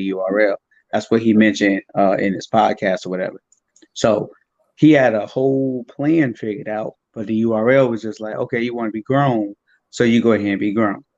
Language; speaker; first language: English; native; English